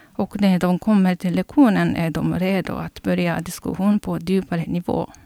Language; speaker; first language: Swedish; non-native, fluent; Japanese